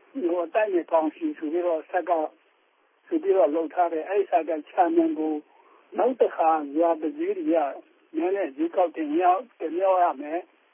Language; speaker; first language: Burmese; non-native, local second language; Tedim Chin